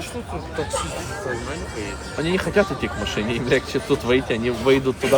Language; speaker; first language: Russian; non-native, fluent; Azerbaijani